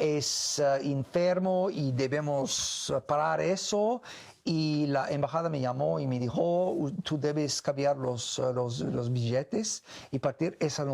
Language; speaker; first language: Spanish; non-native, learner; English